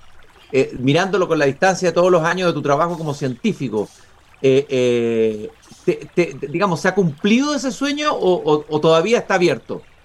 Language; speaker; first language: Spanish; native; Spanish